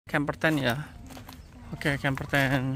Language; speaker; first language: English; non-native, learner; Indonesian